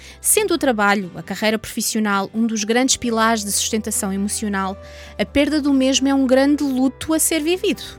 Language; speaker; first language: Portuguese; native; Portuguese